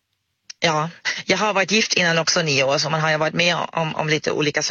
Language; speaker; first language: Swedish; non-native, fluent; German